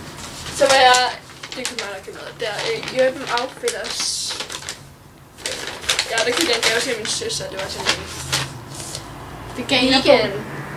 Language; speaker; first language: Danish; native; Danish